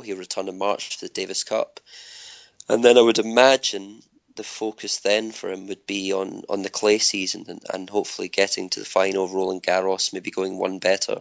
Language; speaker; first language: English; native; English